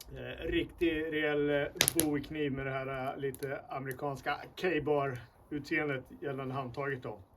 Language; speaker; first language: Swedish; native; Swedish